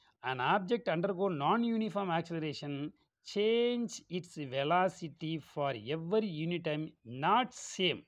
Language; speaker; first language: English; non-native, local second language; Tamil